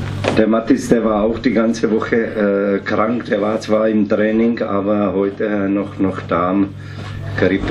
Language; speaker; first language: German; non-native, fluent; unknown